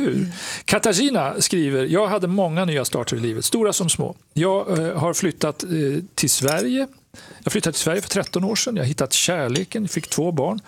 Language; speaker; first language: Swedish; native; Swedish